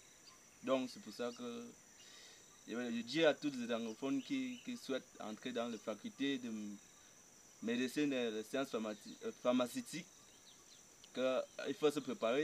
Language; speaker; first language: French; non-native, local second language; English